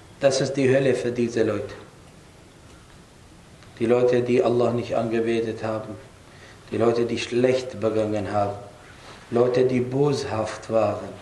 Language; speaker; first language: German; non-native, fluent; Arabic